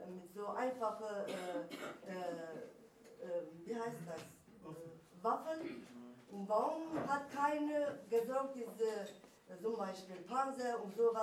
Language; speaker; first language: German; non-native, learner; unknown